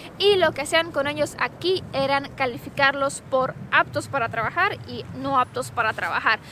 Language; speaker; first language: Spanish; non-native, fluent; Romanian